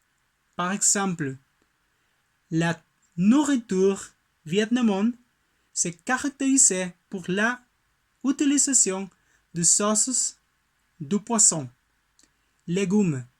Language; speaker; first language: French; non-native, learner; Spanish